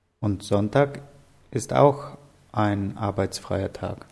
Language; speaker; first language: German; native; German